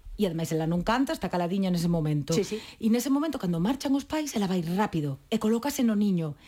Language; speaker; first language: Galician; native; Galician